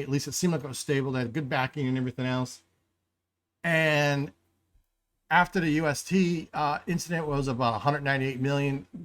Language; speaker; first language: English; native; English